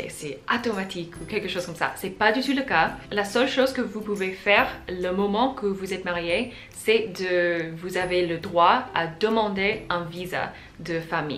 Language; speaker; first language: French; non-native, fluent; English